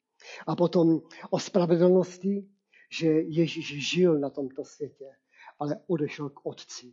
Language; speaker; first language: Czech; non-native, local second language; Polish